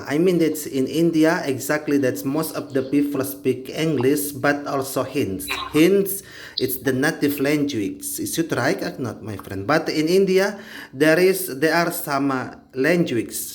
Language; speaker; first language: English; non-native, learner; Indonesian